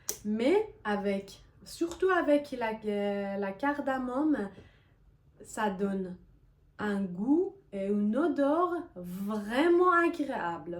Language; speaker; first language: French; non-native, fluent; Persian